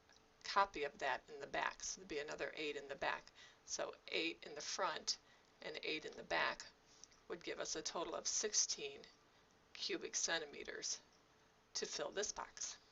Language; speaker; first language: English; native; English